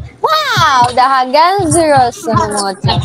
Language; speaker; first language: Turkish; non-native, learner; Indonesian